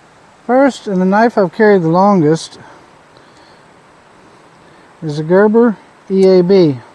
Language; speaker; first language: English; native; English